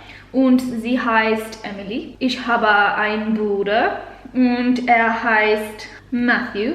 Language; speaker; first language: German; non-native, learner; English